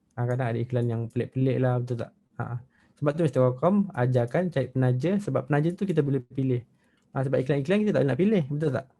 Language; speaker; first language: Malay; native; Malay